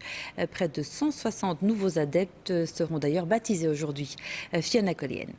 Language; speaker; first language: French; native; French